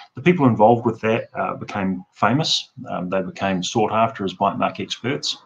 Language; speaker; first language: English; native; English